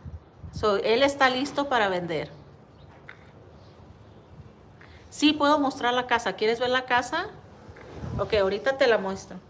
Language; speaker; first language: Spanish; early bilingual, heritage; Spanish